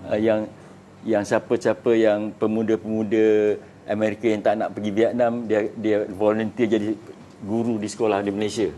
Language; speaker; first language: Malay; native; Malay